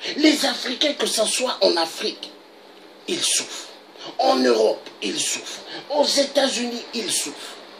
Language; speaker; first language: French; non-native, local second language; Lingala